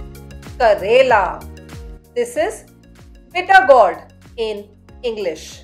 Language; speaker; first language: English; non-native, local second language; Hindi